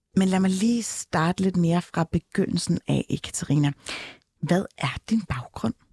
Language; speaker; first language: Danish; early bilingual, other home language; Turkish